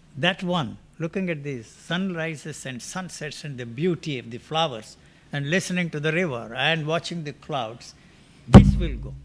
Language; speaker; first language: English; non-native, local second language; Telugu